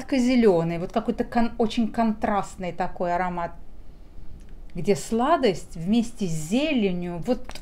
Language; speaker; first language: Russian; native; Russian